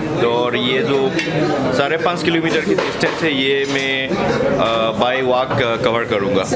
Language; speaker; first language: Hindi; native; Hindi